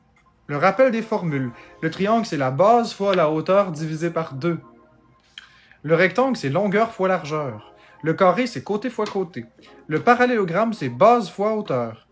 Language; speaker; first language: French; native; French